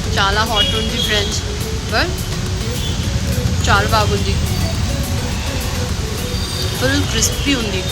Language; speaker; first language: Telugu; non-native, local second language; Kannada